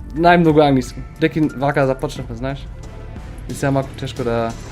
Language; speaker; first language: Macedonian; non-native, learner; German